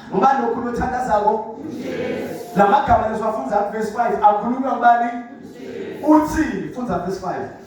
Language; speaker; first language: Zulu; non-native, local second language; Swati